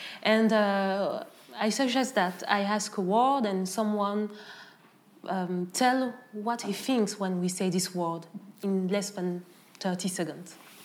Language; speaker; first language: English; non-native, learner; French